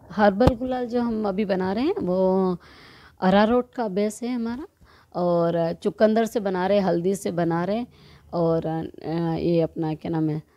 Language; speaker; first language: Hindi; native; Hindi